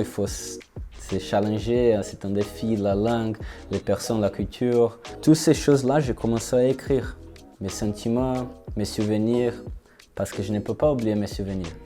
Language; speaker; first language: French; non-native, learner; Portuguese